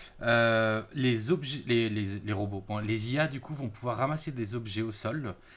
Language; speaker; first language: French; native; French